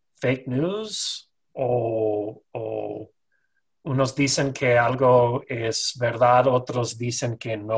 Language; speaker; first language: Spanish; non-native, fluent; English